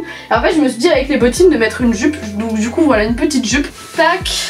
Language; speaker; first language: French; native; French